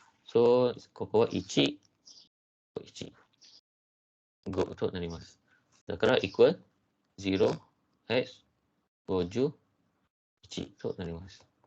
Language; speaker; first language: Japanese; non-native, fluent; Malay